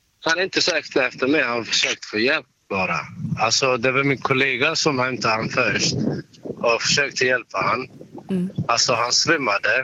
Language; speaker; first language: Swedish; non-native, learner; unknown